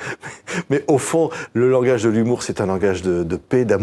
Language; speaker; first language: French; native; French